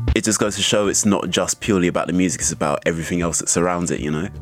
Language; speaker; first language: English; native; English